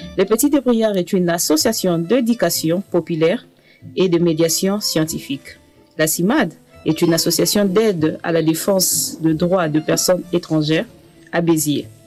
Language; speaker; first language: French; native; French